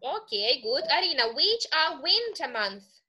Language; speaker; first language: English; non-native, fluent; Russian